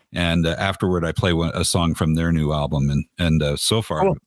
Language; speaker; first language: English; native; English